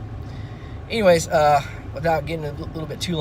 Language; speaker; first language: English; native; English